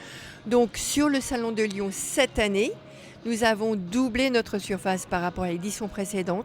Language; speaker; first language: French; native; French